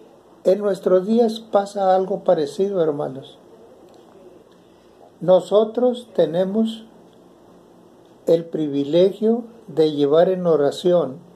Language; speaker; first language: Spanish; native; Spanish